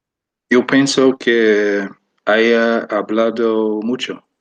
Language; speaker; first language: Spanish; non-native, learner; English